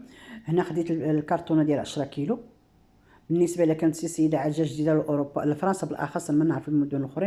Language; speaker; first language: Arabic; native; Arabic